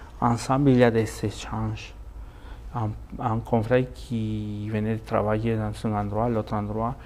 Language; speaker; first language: French; non-native, fluent; Spanish